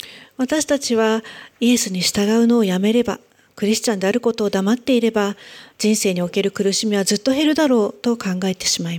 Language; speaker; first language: Japanese; native; Japanese